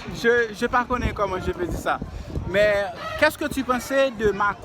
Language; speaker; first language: French; non-native, learner; Haitian Creole